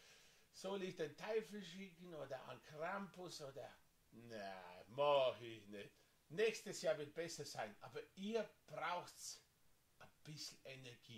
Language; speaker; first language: German; non-native, fluent; Slovenian